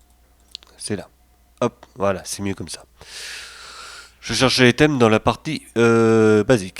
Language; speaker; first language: French; native; French